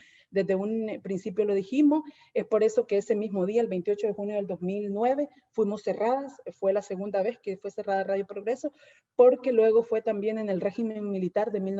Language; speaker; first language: Spanish; native; Spanish